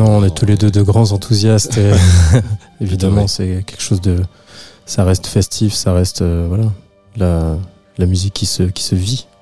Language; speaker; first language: French; native; French